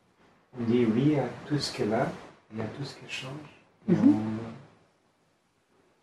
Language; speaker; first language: French; non-native, fluent; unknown